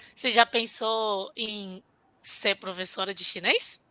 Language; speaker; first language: Portuguese; non-native, fluent; Chinese